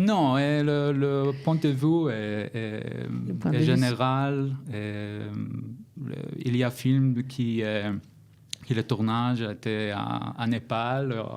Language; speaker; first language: French; non-native, learner; Hebrew